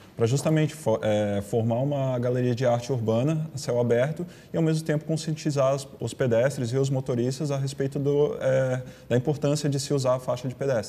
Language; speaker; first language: Portuguese; native; Portuguese